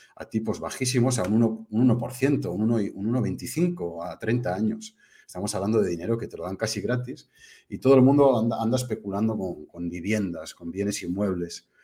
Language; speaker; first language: Spanish; native; Spanish